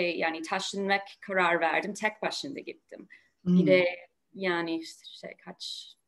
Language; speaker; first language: Turkish; non-native, learner; English